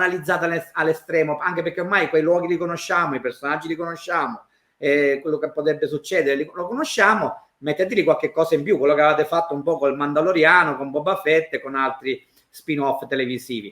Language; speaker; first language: Italian; native; Italian